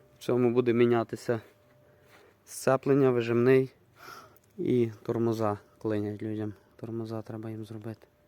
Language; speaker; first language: Ukrainian; native; Ukrainian